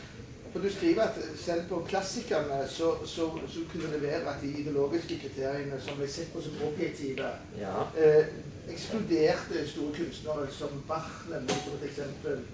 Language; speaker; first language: Norwegian; native; Norwegian